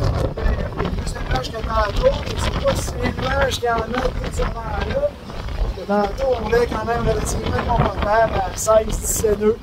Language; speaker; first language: French; native; French